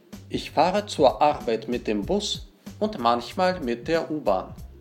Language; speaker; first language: German; non-native, fluent; Russian